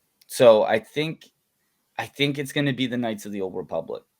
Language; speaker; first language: English; native; English